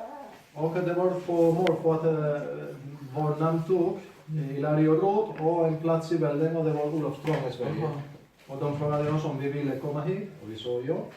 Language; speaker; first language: Swedish; non-native, fluent; Spanish